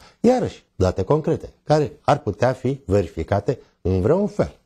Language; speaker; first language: Romanian; native; Romanian